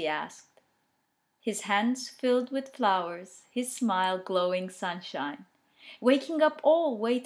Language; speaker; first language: English; non-native, fluent; Turkish